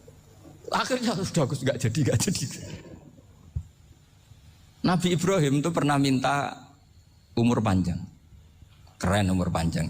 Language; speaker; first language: Indonesian; non-native, local second language; Javanese